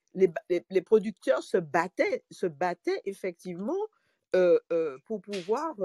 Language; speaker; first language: French; native; French